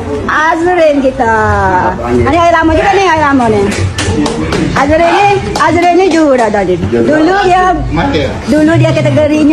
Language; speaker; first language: Malay; native; Malay